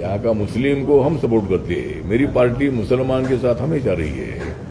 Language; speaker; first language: Hindi; non-native, local second language; Marathi